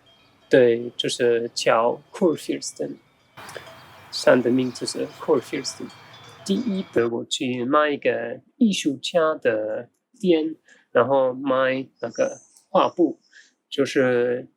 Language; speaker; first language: Chinese; non-native, fluent; German